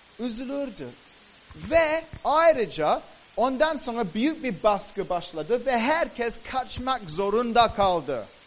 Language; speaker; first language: Turkish; native; Turkish